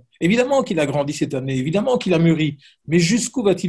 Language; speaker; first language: French; native; French